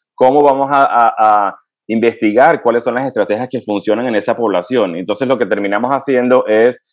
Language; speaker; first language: Spanish; native; Spanish